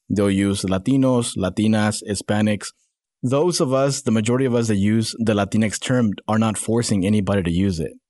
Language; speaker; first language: English; native; English